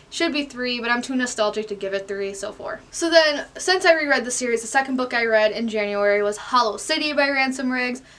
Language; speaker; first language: English; native; English